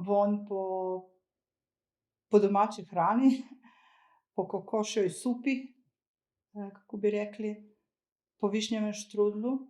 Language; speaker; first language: Slovenian; early bilingual, other home language; Croatian